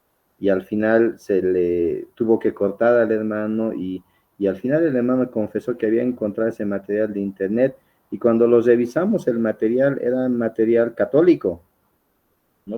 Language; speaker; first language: Spanish; native; Spanish